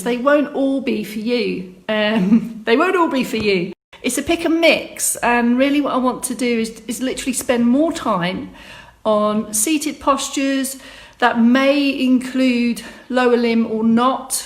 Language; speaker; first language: English; native; English